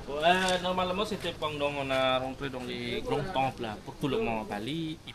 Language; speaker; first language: French; non-native, learner; Balinese